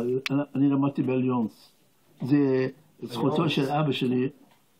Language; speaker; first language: Hebrew; non-native, fluent; Arabic